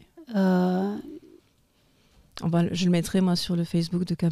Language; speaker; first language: French; native; French